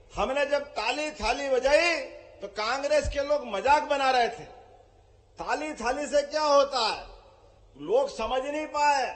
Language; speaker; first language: Hindi; native; Hindi